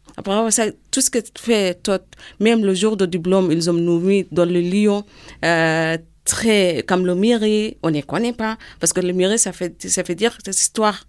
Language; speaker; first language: French; non-native, learner; Arabic